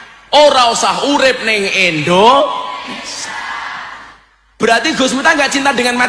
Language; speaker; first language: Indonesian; non-native, local second language; Javanese